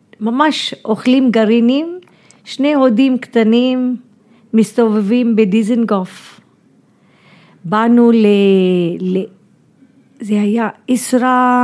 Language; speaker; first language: Hebrew; non-native, fluent; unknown